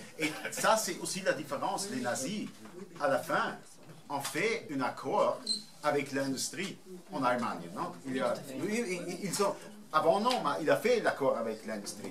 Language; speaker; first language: French; non-native, fluent; German